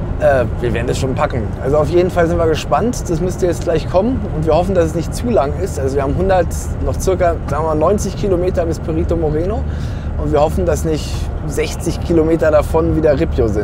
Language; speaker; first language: German; native; German